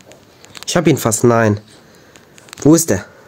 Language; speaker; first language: German; native; German